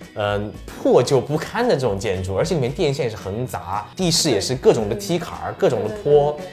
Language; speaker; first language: Chinese; native; Chinese